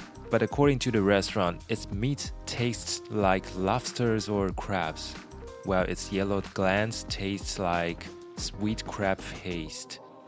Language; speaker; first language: English; non-native, fluent; Chinese